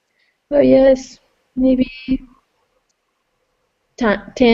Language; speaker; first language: English; non-native, fluent; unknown